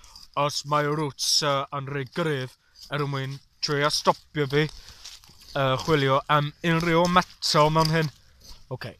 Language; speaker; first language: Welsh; non-native, learner; English